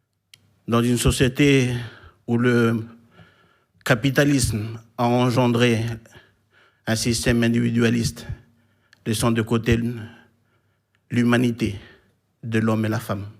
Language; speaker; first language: French; non-native, local second language; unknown